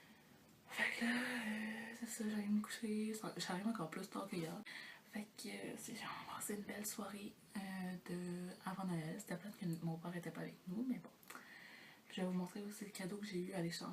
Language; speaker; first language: French; native; French